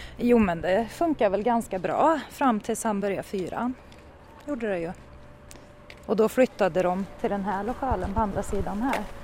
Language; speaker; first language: Swedish; native; Swedish